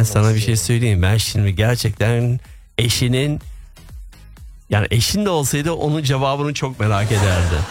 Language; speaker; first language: Turkish; early bilingual, heritage; Turkish